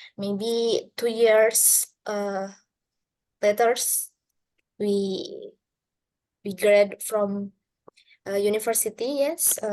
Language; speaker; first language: English; non-native, learner; Indonesian